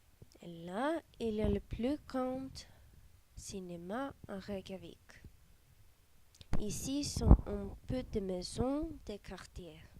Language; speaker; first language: French; non-native, learner; Icelandic